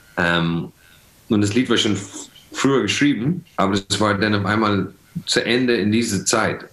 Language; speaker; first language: German; non-native, fluent; English